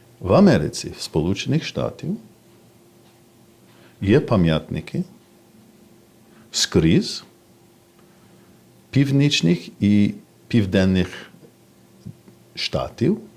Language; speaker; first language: Ukrainian; non-native, fluent; English